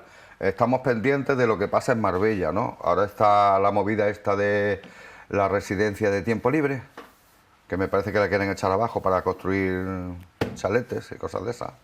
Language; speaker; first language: Spanish; native; Spanish